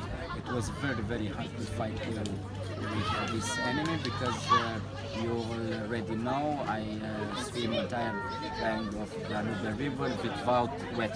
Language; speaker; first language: English; non-native, learner; Romanian